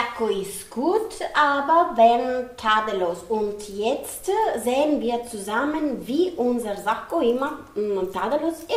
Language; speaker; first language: German; non-native, learner; Italian